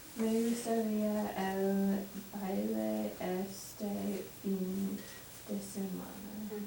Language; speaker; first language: Spanish; non-native, learner; English